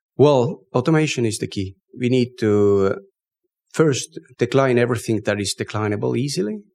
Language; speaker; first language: English; non-native, fluent; Estonian